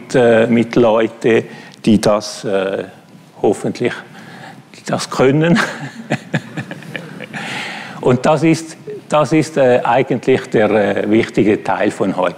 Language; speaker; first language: German; non-native, fluent; Italian